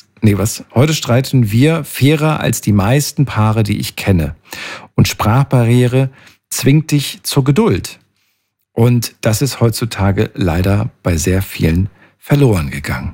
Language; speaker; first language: German; native; German